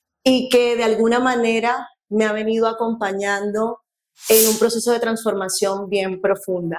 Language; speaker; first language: Spanish; native; Spanish